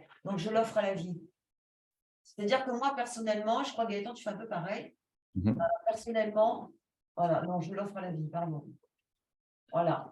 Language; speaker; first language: French; native; French